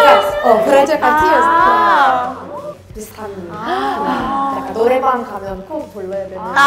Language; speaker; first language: Korean; non-native, learner; French